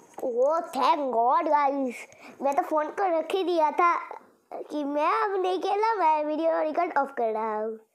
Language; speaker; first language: Hindi; non-native, local second language; Bangla